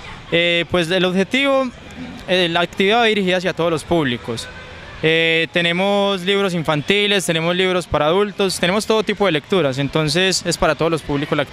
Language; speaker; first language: Spanish; native; Spanish